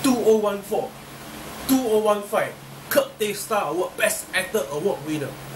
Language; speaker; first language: English; non-native, local second language; Chinese